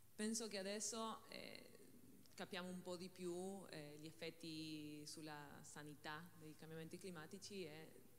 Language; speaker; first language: Italian; non-native, learner; Spanish